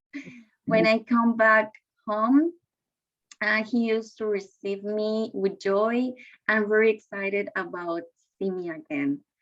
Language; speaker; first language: English; non-native, learner; Spanish